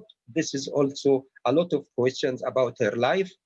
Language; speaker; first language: English; non-native, learner; Arabic